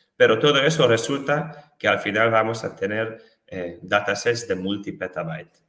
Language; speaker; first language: Spanish; non-native, fluent; Hungarian